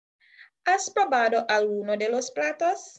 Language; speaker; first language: Spanish; non-native, fluent; English